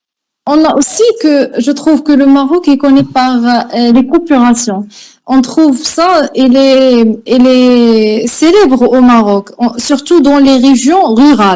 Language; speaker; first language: French; non-native, learner; Arabic